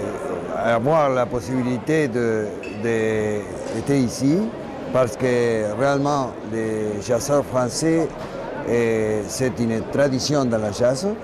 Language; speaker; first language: French; non-native, learner; Spanish